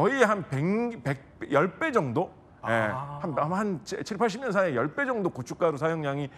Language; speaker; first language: Korean; native; Korean